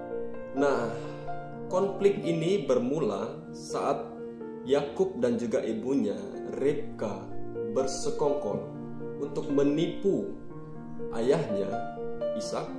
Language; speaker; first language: Indonesian; native; Indonesian